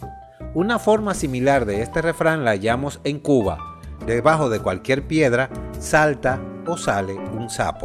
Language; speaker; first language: Spanish; native; Spanish